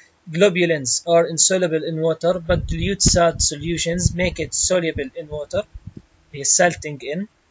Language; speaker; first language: English; non-native, fluent; Arabic